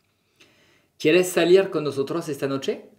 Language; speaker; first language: Spanish; non-native, fluent; French